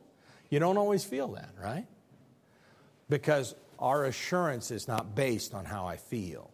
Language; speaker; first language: English; native; English